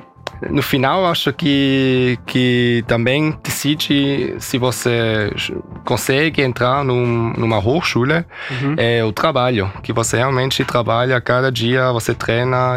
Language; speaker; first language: Portuguese; early bilingual, heritage; Portuguese